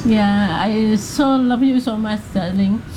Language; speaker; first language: English; non-native, local second language; Indonesian